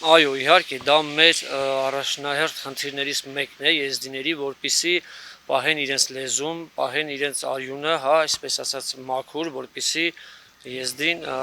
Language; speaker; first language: Armenian; non-native, local second language; Kurdish